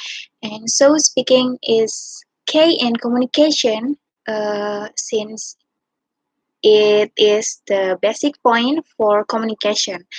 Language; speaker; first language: English; non-native, learner; Indonesian